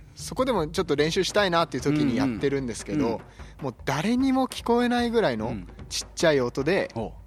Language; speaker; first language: Japanese; native; Japanese